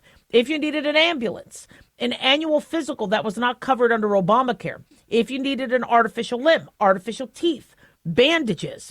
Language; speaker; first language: English; native; English